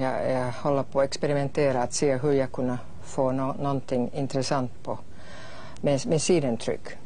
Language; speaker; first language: Swedish; non-native, fluent; English